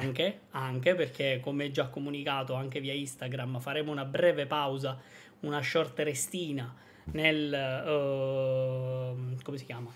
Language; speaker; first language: Italian; native; Italian